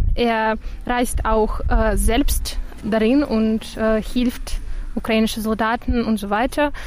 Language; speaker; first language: German; non-native, fluent; Ukrainian